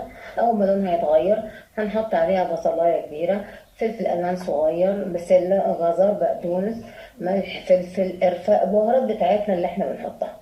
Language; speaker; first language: Arabic; native; Arabic